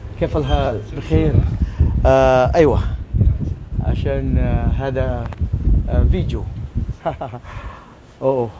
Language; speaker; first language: Arabic; non-native, learner; Maranao